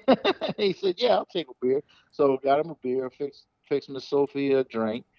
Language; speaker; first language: English; native; English